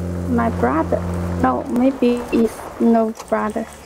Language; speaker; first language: English; non-native, learner; Chinese